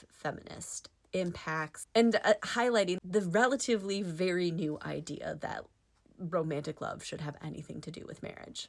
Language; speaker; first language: English; native; English